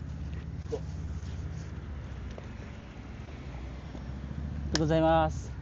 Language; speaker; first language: Japanese; non-native, learner; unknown